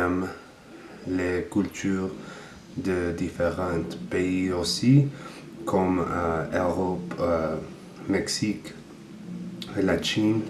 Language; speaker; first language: French; non-native, learner; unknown